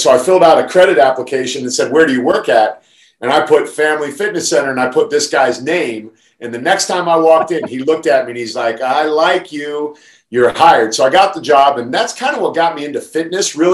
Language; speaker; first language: English; native; English